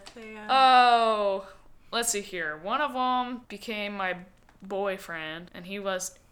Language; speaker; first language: English; native; English